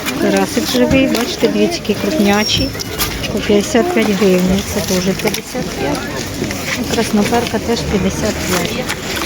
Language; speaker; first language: Ukrainian; native; Ukrainian